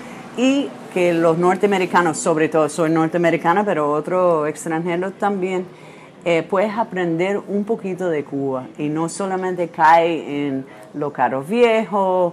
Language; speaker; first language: Spanish; non-native, fluent; English